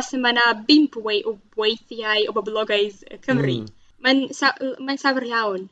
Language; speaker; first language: Welsh; non-native, learner; Russian